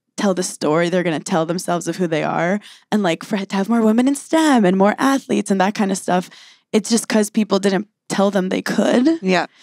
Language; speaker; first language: English; native; English